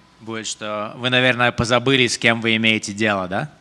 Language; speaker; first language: Russian; native; Russian